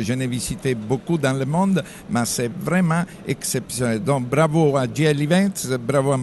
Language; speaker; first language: French; non-native, fluent; Italian